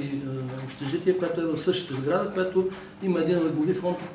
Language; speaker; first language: Bulgarian; native; Bulgarian